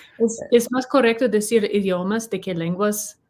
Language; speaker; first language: Spanish; non-native, learner; English